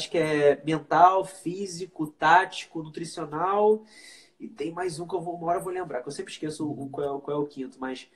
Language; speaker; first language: Portuguese; native; Portuguese